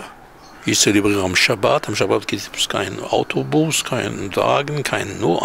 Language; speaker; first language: German; non-native, fluent; Hebrew